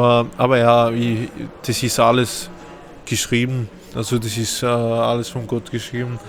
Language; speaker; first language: German; non-native, fluent; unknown